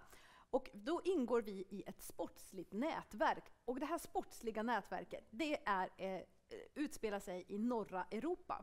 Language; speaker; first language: Swedish; native; Swedish